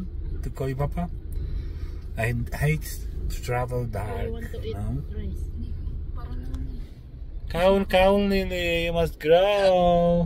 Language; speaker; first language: English; non-native, learner; Polish